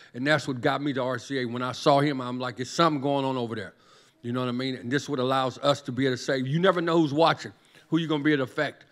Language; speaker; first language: English; native; English